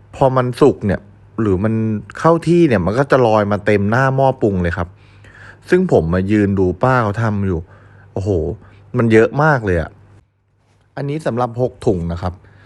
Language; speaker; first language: Thai; native; Thai